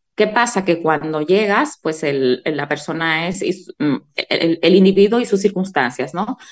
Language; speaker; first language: Spanish; native; Spanish